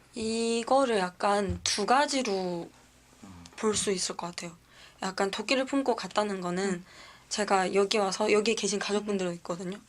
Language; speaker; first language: Korean; native; Korean